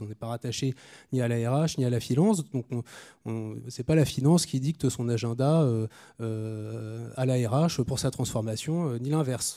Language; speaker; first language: French; native; French